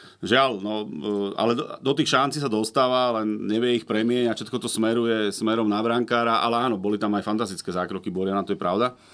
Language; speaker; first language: Slovak; native; Slovak